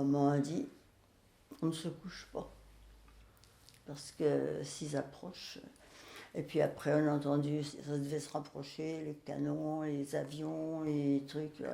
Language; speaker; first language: French; native; French